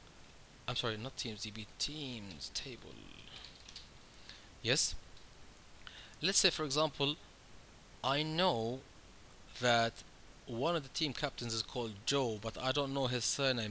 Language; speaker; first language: English; non-native, fluent; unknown